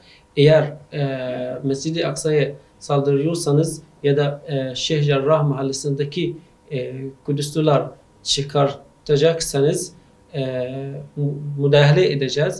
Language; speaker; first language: Turkish; non-native, fluent; Arabic